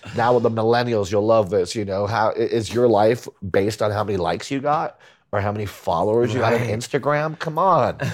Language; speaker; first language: English; early bilingual, other home language; Spanish